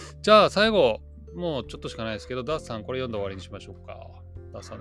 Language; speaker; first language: Japanese; native; Japanese